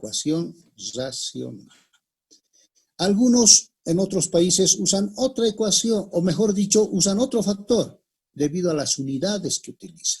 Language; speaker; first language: Spanish; native; Spanish